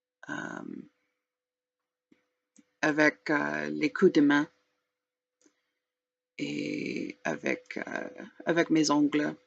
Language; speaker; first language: French; non-native, learner; English